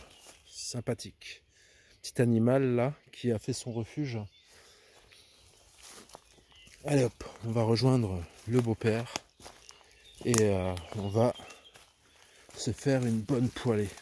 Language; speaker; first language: French; native; French